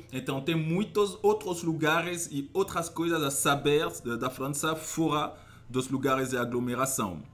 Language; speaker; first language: Portuguese; non-native, fluent; French